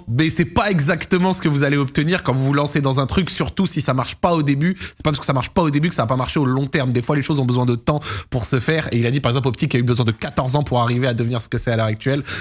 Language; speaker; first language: French; native; French